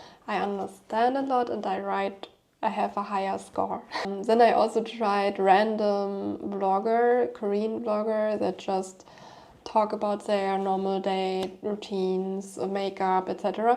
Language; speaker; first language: English; non-native, fluent; German